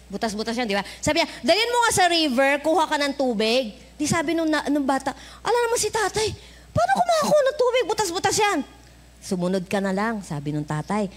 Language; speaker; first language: Filipino; native; Filipino